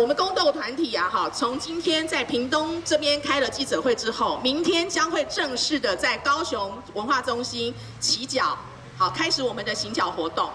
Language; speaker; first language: Chinese; native; Chinese